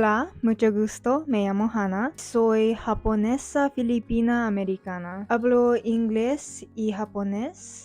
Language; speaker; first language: Spanish; non-native, learner; English